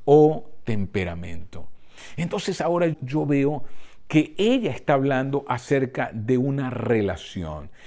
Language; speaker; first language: Spanish; native; Spanish